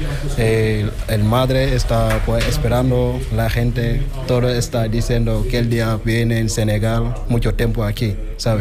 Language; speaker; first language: Spanish; non-native, learner; Wolof